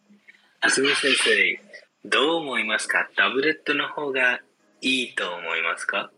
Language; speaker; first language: Japanese; non-native, learner; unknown